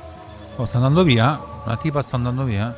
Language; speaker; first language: Italian; native; Italian